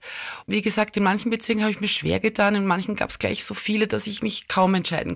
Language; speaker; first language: German; native; German